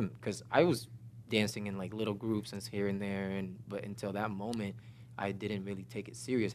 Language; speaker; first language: English; non-native, fluent; Spanish